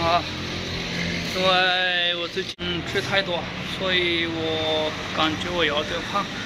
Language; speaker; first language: Chinese; non-native, fluent; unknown